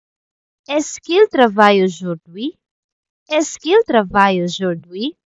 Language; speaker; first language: French; non-native, learner; Filipino